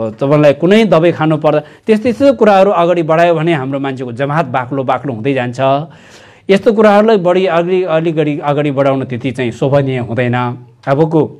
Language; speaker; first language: Nepali; non-native, local second language; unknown